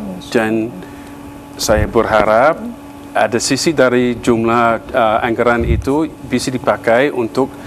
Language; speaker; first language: Indonesian; non-native, fluent; English